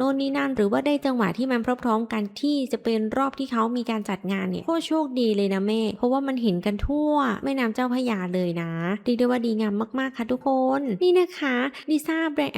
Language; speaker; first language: Thai; native; Thai